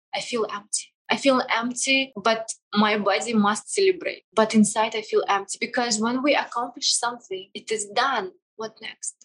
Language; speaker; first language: English; non-native, fluent; Kazakh